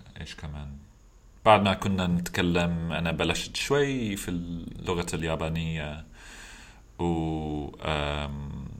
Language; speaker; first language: Arabic; non-native, fluent; English